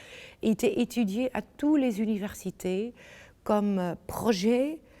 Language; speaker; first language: French; non-native, fluent; German